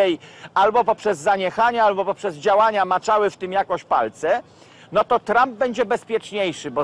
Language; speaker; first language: Polish; native; Polish